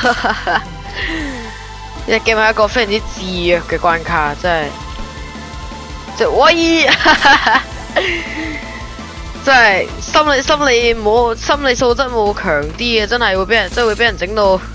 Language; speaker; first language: Chinese; native; Chinese